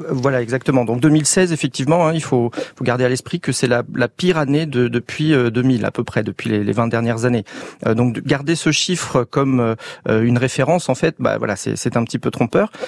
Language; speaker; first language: French; native; French